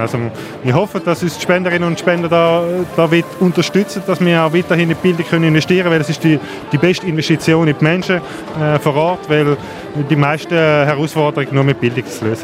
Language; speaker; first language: German; native; German